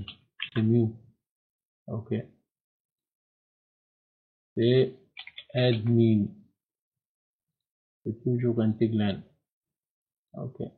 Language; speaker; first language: French; non-native, learner; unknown